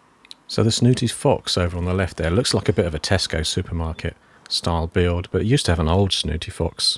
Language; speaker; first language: English; native; English